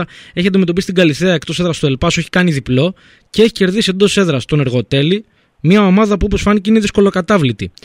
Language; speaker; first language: Greek; native; Greek